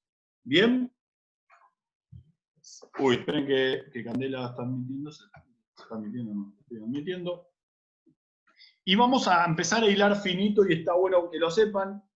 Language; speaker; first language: Spanish; native; Spanish